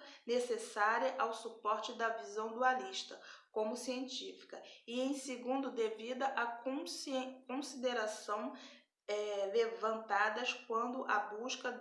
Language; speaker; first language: Portuguese; native; Portuguese